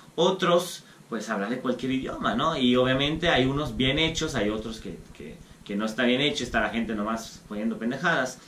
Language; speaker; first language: Spanish; non-native, fluent; Italian